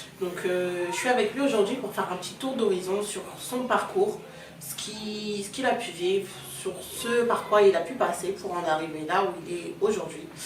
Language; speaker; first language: French; early bilingual, other home language; Soninke